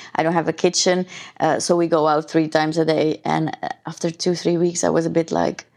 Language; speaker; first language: English; non-native, fluent; Dutch